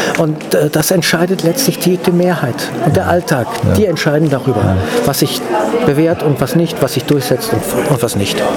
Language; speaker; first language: German; native; German